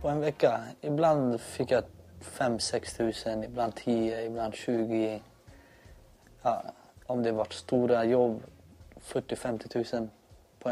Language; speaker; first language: Swedish; non-native, local second language; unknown